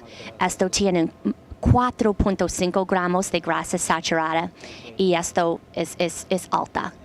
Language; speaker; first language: Spanish; non-native, learner; English